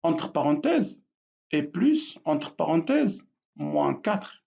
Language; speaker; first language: French; non-native, local second language; Arabic